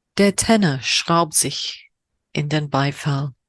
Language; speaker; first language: German; non-native, fluent; English